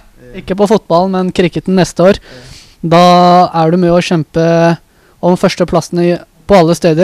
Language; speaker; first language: Norwegian; early bilingual, other home language; Urdu